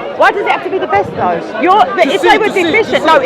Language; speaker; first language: English; native; English